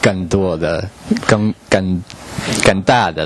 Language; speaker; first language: Chinese; non-native, learner; English